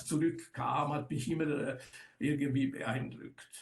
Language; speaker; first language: German; non-native, local second language; Italian